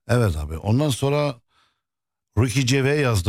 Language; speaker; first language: Turkish; non-native, fluent; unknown